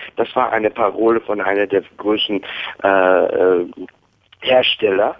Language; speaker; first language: German; non-native, fluent; English